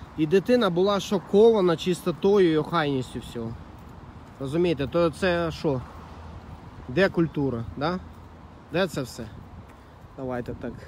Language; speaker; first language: Ukrainian; non-native, local second language; Russian